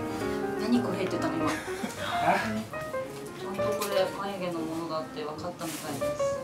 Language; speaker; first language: Japanese; native; Japanese